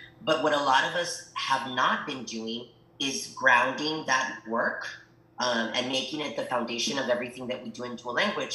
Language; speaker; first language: English; early bilingual, other home language; Spanish